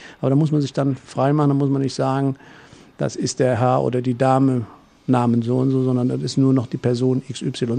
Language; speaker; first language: German; native; German